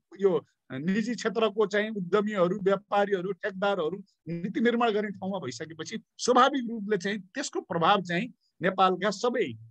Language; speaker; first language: Nepali; native; Nepali